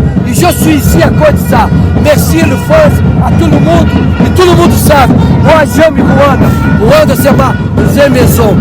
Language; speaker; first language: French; non-native, fluent; Portuguese